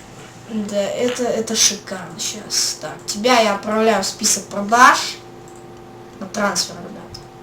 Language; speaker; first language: Russian; native; Russian